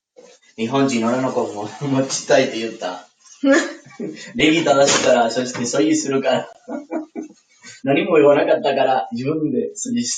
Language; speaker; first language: Japanese; non-native, learner; Spanish